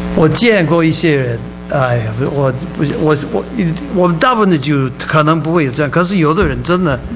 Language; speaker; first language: Chinese; native; Chinese